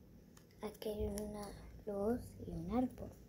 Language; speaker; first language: Spanish; early bilingual, heritage; Spanish